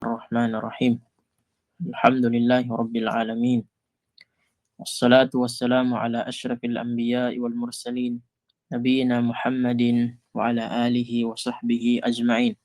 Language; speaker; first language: Arabic; non-native, fluent; Filipino